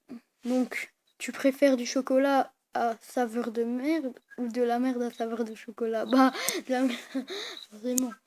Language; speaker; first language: French; native; French